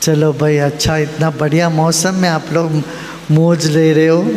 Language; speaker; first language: Hindi; non-native, local second language; Malayalam